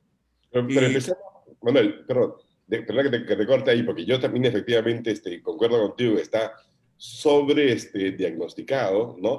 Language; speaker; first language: Spanish; native; Spanish